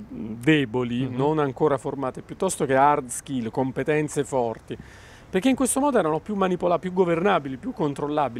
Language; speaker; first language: Italian; native; Italian